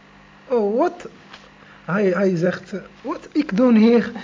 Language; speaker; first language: Dutch; non-native, learner; Arabic